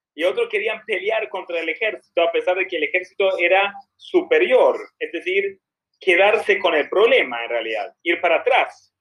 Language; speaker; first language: Spanish; non-native, fluent; Swedish